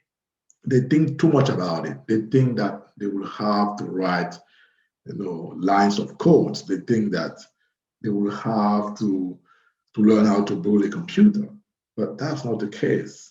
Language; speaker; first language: English; non-native, fluent; French